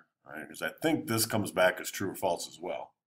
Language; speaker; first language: English; native; English